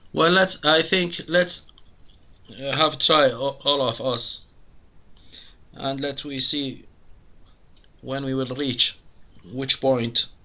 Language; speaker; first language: English; non-native, fluent; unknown